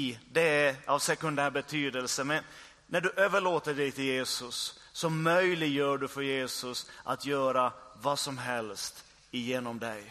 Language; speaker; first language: Swedish; native; Swedish